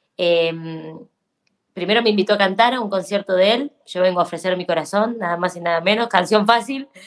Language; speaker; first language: Spanish; native; Spanish